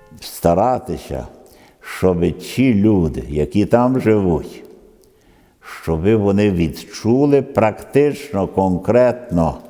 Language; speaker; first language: Ukrainian; early bilingual, other home language; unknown